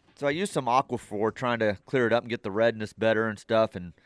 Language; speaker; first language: English; native; English